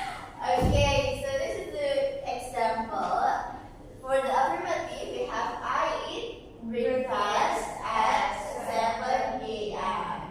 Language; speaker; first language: English; non-native, learner; Indonesian